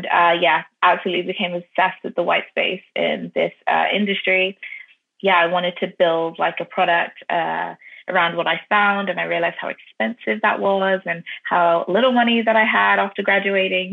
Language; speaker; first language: English; native; English